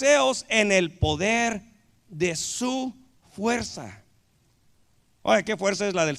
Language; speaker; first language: Spanish; native; Spanish